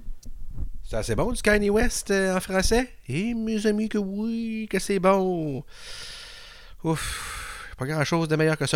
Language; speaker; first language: French; native; French